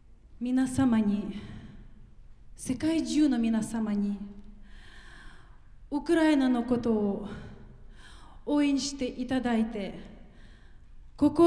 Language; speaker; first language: Japanese; non-native, fluent; Ukrainian